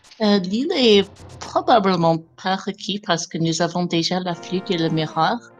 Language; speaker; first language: French; non-native, fluent; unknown